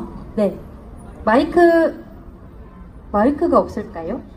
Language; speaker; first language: Korean; native; Korean